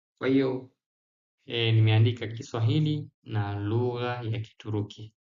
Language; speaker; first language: Swahili; native; Swahili